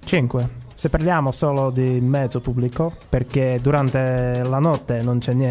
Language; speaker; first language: Italian; non-native, learner; Czech